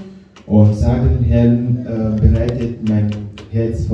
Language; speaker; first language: German; non-native, learner; French